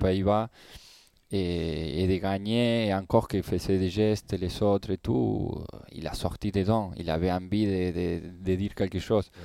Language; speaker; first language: French; non-native, learner; Spanish